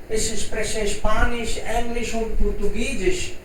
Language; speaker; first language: German; non-native, fluent; Hindi